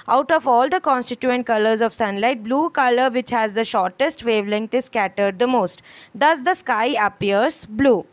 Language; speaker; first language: English; non-native, local second language; Malayalam